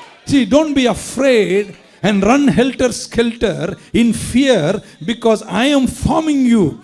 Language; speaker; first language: English; non-native, local second language; Tamil